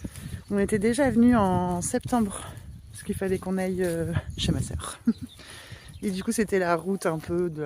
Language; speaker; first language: French; native; French